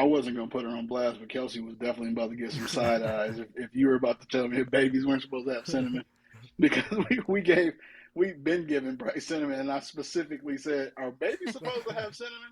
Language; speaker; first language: English; native; English